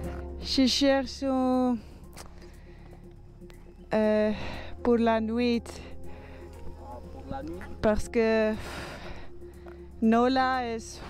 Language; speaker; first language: French; non-native, learner; Dutch